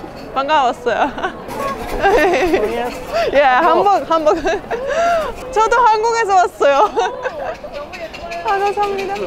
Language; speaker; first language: Korean; non-native, fluent; Estonian